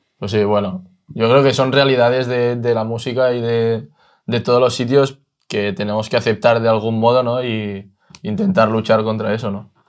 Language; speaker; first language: Spanish; native; Spanish